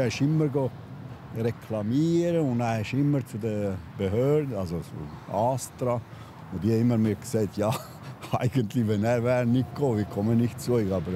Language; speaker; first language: German; non-native, learner; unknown